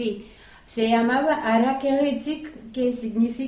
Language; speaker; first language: Spanish; non-native, fluent; Armenian